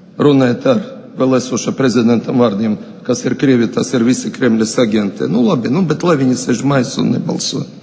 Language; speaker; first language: Latvian; non-native, local second language; Russian